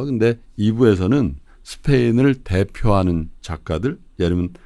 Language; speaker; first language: Korean; native; Korean